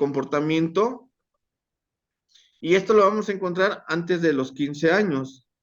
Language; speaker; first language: Spanish; native; Spanish